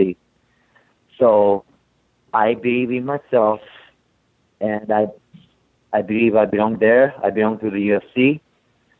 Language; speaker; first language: English; non-native, fluent; Japanese